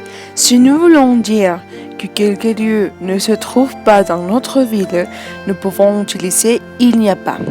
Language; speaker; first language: French; non-native, fluent; Spanish